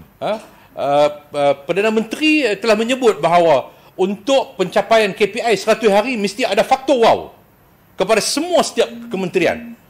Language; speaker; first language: Malay; native; Malay